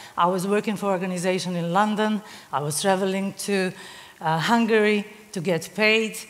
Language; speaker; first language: English; non-native, fluent; Serbian